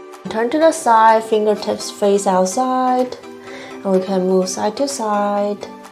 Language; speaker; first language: English; non-native, fluent; Chinese